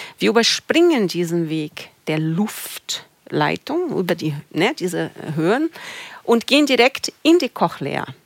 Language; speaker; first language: German; non-native, fluent; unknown